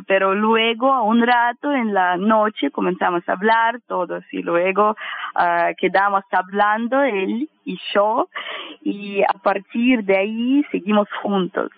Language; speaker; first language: Spanish; non-native, learner; Russian